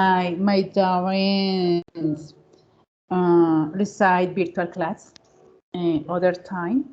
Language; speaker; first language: English; non-native, learner; Spanish